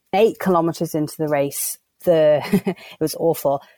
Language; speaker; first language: English; native; English